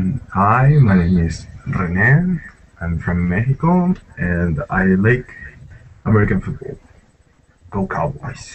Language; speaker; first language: English; non-native, learner; Spanish